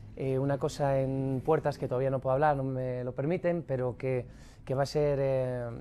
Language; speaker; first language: Spanish; native; Spanish